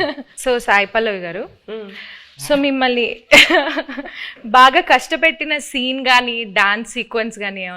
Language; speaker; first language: Telugu; native; Telugu